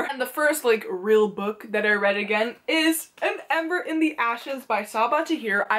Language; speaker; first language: English; non-native, fluent; Dutch